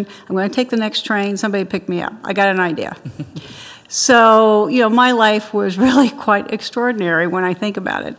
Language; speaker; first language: English; native; English